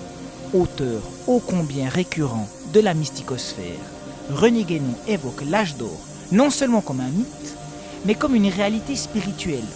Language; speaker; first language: French; native; French